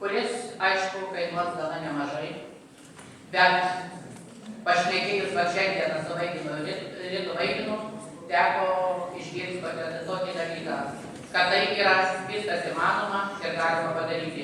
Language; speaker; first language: Lithuanian; native; Lithuanian